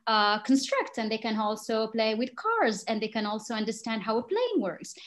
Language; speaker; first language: English; non-native, fluent; Arabic